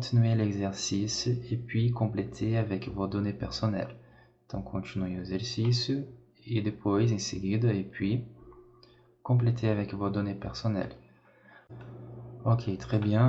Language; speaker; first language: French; non-native, fluent; Portuguese